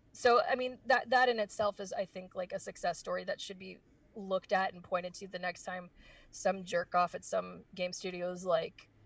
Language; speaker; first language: English; early bilingual, other home language; Spanish